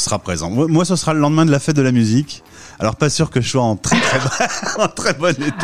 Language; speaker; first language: French; native; French